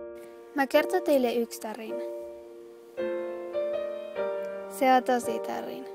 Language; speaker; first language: Finnish; non-native, learner; Spanish